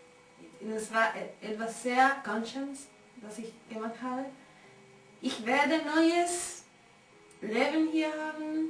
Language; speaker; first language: German; non-native, learner; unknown